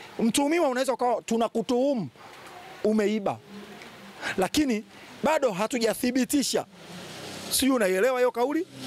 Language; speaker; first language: Swahili; native; Swahili